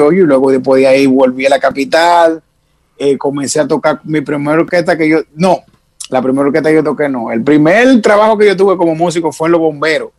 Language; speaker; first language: Spanish; native; Spanish